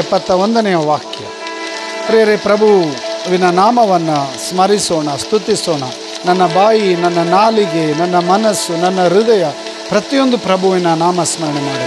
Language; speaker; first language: Kannada; native; Kannada